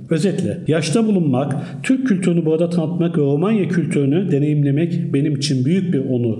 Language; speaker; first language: Turkish; native; Turkish